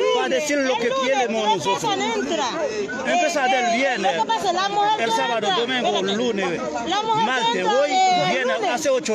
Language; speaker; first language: Spanish; non-native, learner; Haitian Creole